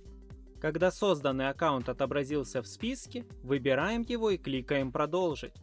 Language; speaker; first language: Russian; native; Russian